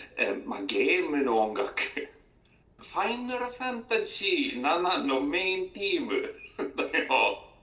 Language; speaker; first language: Japanese; non-native, learner; Swedish